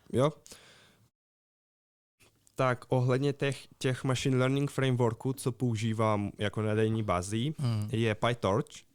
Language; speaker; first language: Czech; non-native, fluent; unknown